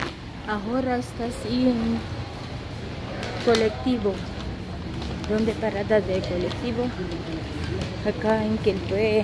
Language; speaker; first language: Spanish; non-native, learner; Filipino